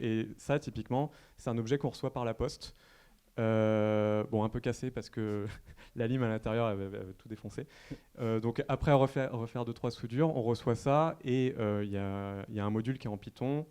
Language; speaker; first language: French; native; French